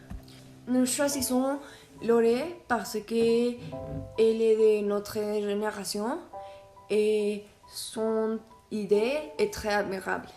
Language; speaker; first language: French; non-native, learner; Spanish